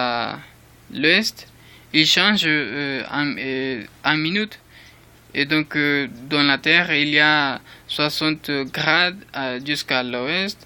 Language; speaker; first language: French; non-native, learner; Spanish